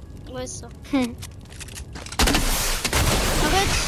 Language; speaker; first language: French; native; French